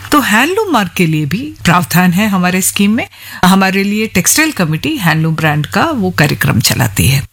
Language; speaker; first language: Hindi; non-native, local second language; Malayalam